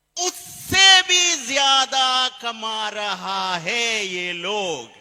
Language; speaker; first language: Hindi; non-native, local second language; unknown